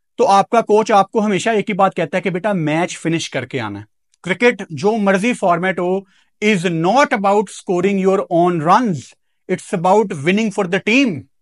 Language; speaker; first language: Urdu; non-native, local second language; Punjabi